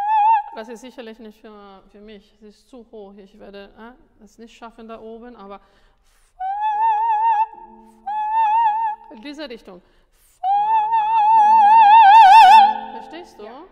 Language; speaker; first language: German; non-native, fluent; Italian